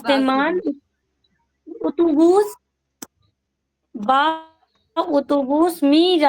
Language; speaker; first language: Persian; non-native, learner; Urdu